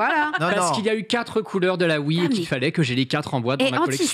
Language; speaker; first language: French; native; French